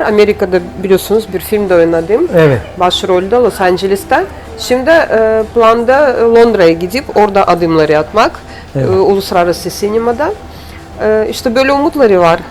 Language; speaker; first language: Turkish; non-native, learner; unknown